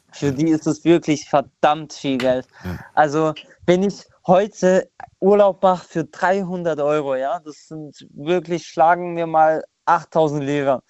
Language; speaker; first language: German; non-native, fluent; Turkish